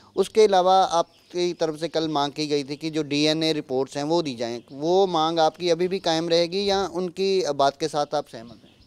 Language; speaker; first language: Hindi; non-native, local second language; Punjabi